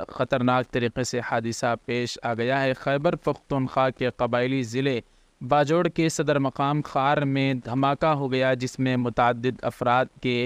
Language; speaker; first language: Urdu; native; Urdu